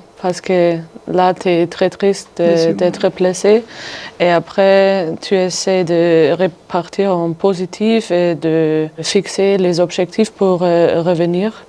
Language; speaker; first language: French; non-native, fluent; German